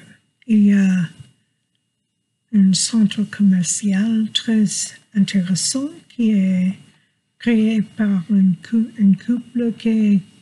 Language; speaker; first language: French; non-native, learner; English